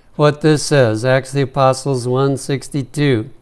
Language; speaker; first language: English; native; English